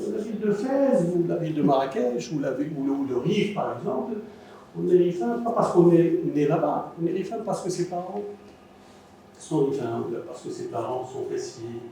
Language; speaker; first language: French; non-native, local second language; Arabic